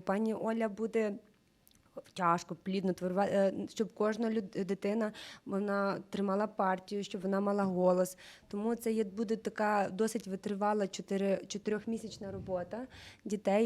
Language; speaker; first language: Ukrainian; native; Ukrainian